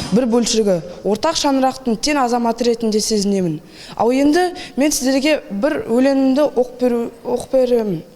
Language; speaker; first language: Kazakh; non-native, local second language; Russian